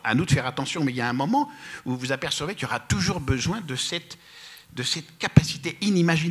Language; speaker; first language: French; native; French